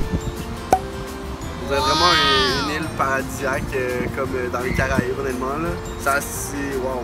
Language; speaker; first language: French; native; French